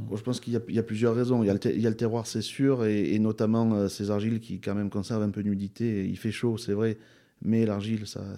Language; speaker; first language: French; native; French